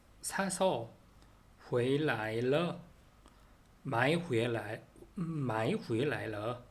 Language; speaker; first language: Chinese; non-native, learner; Korean